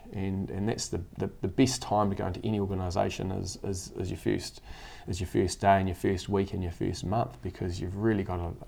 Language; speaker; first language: English; native; English